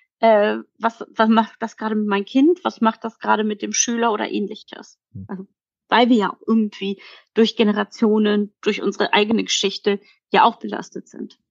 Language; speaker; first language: German; early bilingual, other home language; Polish